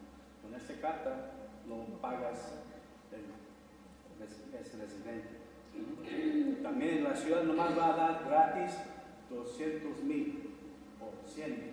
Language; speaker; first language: Spanish; non-native, learner; English